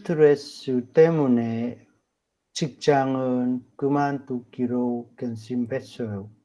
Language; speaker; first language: Korean; non-native, learner; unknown